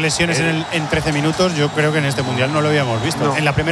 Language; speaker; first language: Spanish; native; Spanish